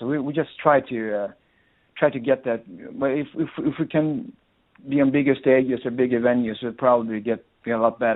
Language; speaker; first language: English; non-native, fluent; Swedish